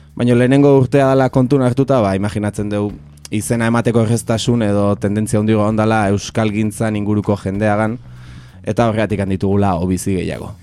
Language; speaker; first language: Basque; native; Basque